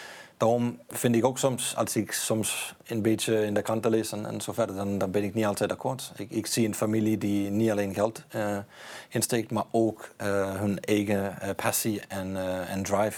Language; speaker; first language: Dutch; non-native, fluent; Danish